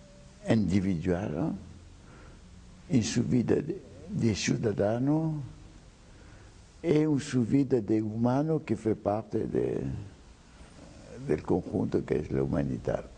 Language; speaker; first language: Spanish; non-native, fluent; French